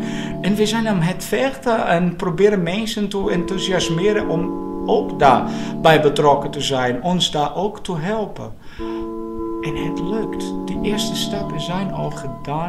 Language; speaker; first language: Dutch; non-native, fluent; Portuguese